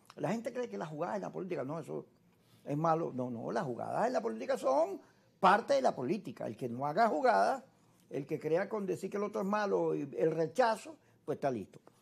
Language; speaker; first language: Spanish; native; Spanish